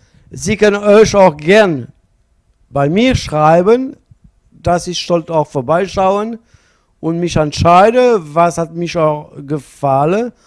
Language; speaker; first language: German; non-native, learner; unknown